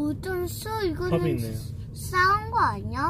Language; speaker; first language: Korean; early bilingual, heritage; Korean